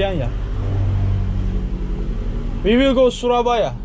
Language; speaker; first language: English; non-native, learner; Turkish